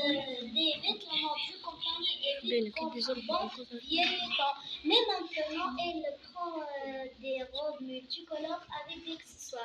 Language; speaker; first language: French; non-native, learner; Arabic